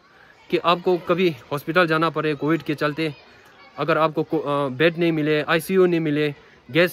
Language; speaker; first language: Hindi; non-native, fluent; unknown